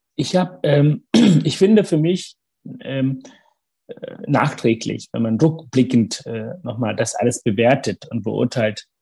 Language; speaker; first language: German; early bilingual, other home language; Tamil